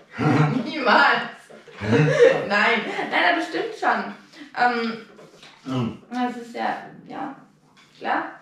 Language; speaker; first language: German; native; German